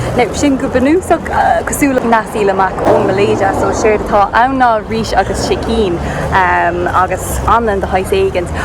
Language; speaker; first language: Irish; native; Irish